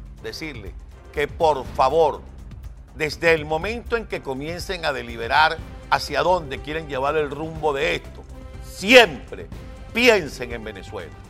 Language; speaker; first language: Spanish; native; Spanish